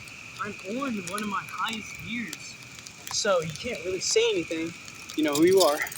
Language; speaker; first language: English; native; English